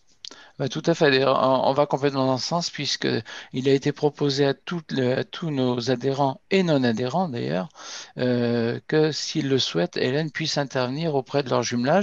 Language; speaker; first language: French; native; French